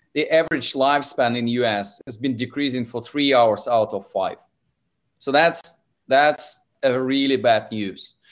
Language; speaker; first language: English; non-native, fluent; Russian